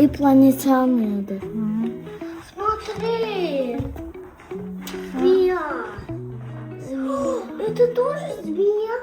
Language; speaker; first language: Russian; non-native, local second language; Azerbaijani